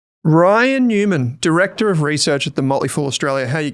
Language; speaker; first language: English; native; English